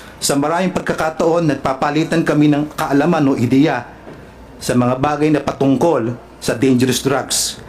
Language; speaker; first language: Filipino; non-native, local second language; Cebuano